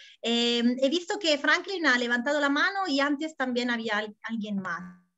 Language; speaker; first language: Spanish; non-native, fluent; Italian